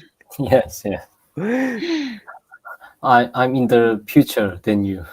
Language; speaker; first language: English; non-native, learner; Japanese